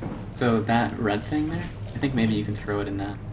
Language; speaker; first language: English; native; English